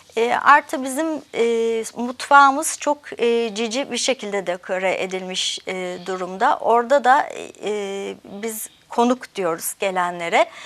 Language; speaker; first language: Turkish; early bilingual, heritage; Turkish